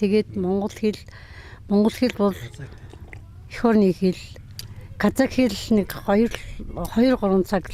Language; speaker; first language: Mongolian; non-native, local second language; Kazakh